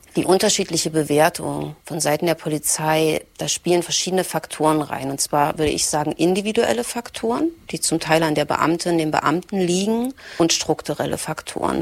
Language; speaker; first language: German; native; German